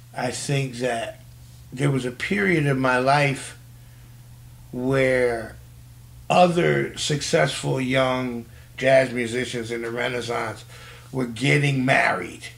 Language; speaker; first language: English; native; English